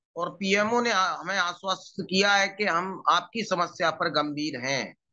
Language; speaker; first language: Hindi; native; Hindi